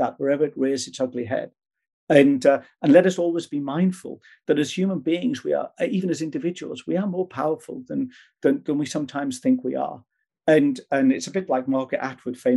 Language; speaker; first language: English; native; English